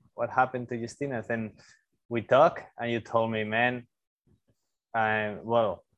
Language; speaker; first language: English; non-native, fluent; Spanish